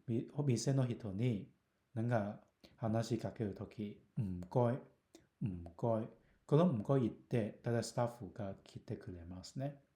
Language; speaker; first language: Japanese; non-native, fluent; Cantonese